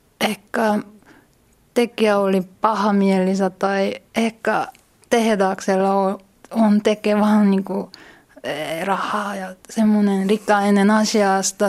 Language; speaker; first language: Finnish; non-native, learner; Korean